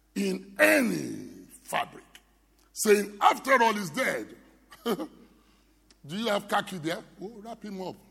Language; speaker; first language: English; non-native, local second language; Yoruba